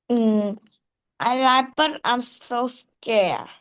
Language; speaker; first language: English; non-native, learner; Vietnamese